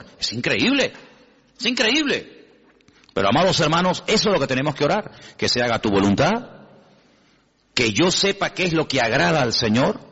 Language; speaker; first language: Spanish; native; Spanish